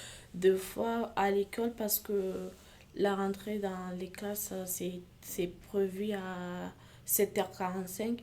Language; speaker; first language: French; non-native, fluent; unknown